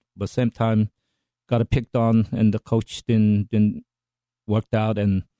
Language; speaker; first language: English; non-native, fluent; Korean